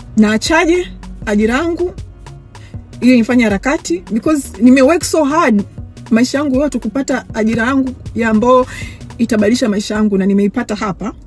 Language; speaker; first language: Swahili; native; Swahili